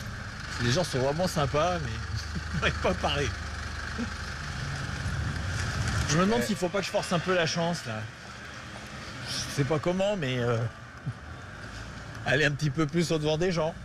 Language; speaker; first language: French; native; French